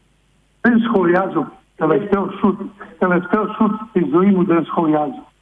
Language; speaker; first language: Greek; non-native, fluent; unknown